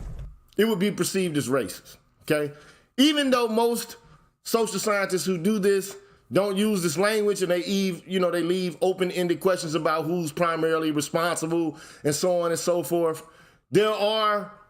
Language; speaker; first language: English; native; English